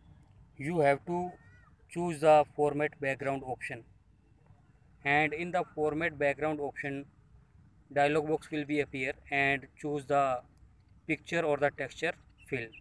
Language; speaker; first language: English; non-native, local second language; Hindi